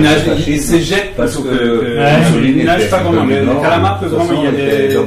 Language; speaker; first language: French; non-native, fluent; German